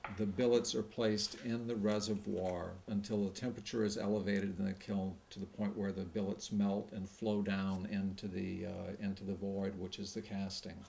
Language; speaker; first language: English; native; English